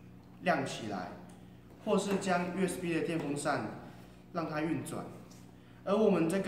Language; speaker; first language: Chinese; native; Chinese